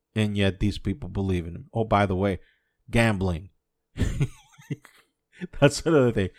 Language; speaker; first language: English; native; English